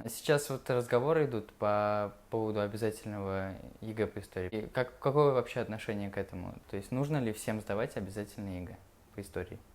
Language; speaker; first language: Russian; native; Russian